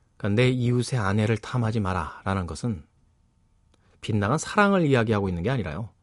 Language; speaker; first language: Korean; native; Korean